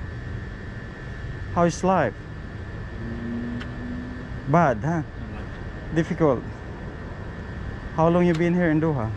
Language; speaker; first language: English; non-native, local second language; Filipino